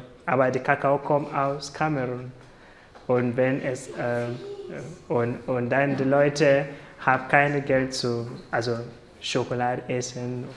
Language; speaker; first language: German; non-native, learner; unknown